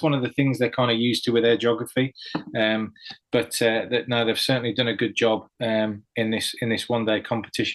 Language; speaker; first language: English; native; English